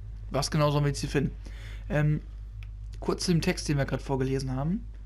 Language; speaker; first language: German; native; German